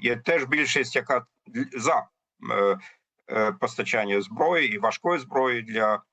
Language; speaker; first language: Ukrainian; non-native, fluent; German